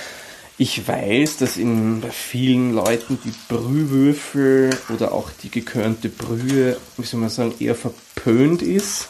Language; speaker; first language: German; native; German